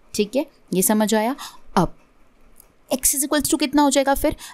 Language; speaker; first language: Hindi; non-native, local second language; Marathi